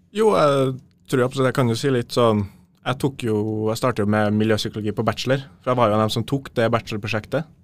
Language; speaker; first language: Norwegian; native; Norwegian